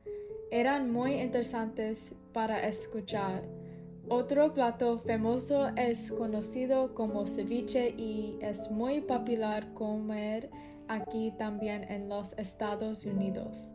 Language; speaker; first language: Spanish; non-native, learner; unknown